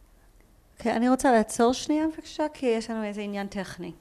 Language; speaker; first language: Hebrew; native; Hebrew